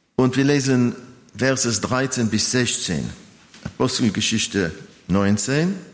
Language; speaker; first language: German; non-native, fluent; Hebrew